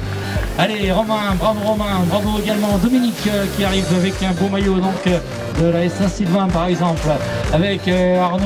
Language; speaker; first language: French; native; French